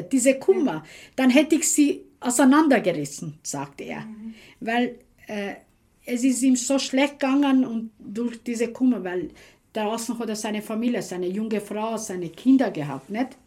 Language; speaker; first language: German; non-native, local second language; Romany